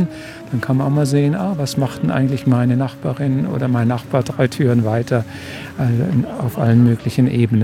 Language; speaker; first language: German; native; German